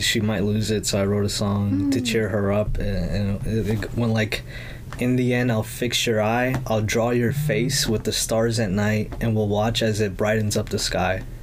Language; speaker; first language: English; early bilingual, other home language; Spanish